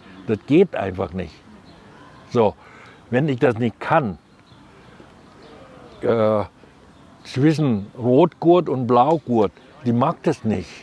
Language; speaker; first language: German; non-native, learner; Thai